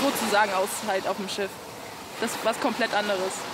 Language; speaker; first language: German; native; German